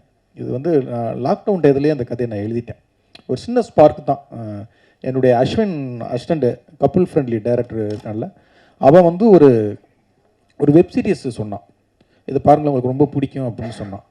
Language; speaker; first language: Tamil; native; Tamil